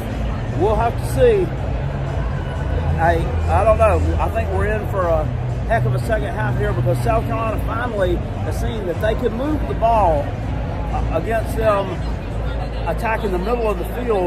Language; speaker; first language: English; native; English